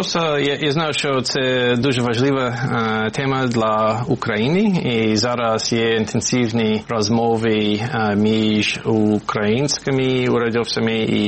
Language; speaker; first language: Ukrainian; non-native, fluent; English